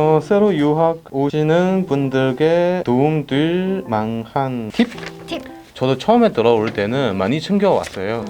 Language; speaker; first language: Korean; non-native, fluent; Chinese